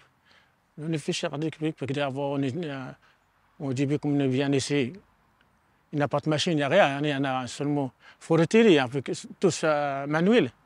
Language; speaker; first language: French; non-native, learner; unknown